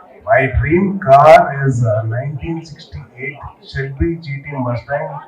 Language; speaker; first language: English; non-native, local second language; Telugu